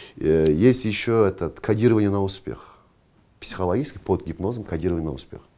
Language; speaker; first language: Russian; non-native, local second language; Kazakh